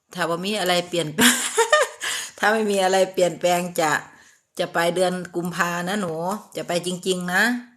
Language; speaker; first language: Thai; native; Thai